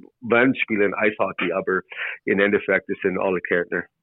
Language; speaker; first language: German; non-native, learner; English